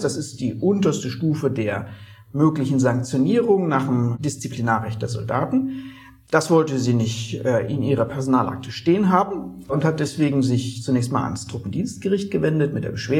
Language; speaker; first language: German; native; German